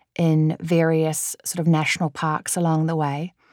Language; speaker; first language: English; native; English